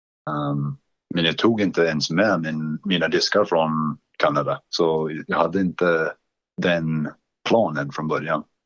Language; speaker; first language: Swedish; non-native, fluent; English